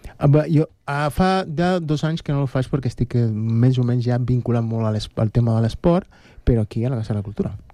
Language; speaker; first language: Catalan; non-native, fluent; Spanish